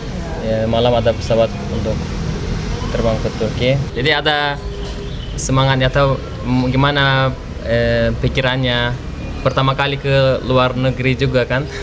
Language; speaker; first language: Indonesian; non-native, fluent; Turkish